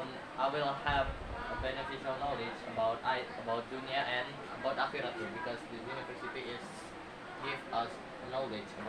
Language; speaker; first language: English; non-native, learner; Indonesian